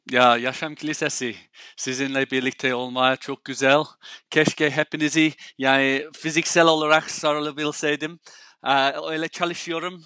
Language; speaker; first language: Turkish; non-native, fluent; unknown